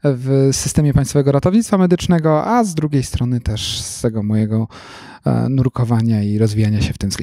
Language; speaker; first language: Polish; native; Polish